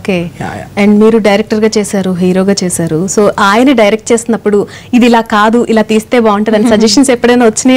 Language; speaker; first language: Telugu; native; Telugu